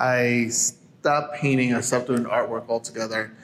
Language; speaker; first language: English; early bilingual, other home language; Spanish